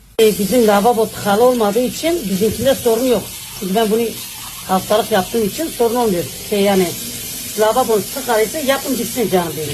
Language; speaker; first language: Turkish; native; Turkish